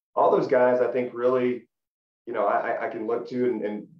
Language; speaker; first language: English; native; English